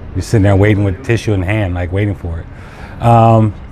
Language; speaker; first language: English; native; English